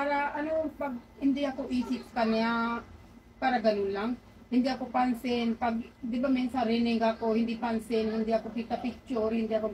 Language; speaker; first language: Filipino; non-native, learner; Punjabi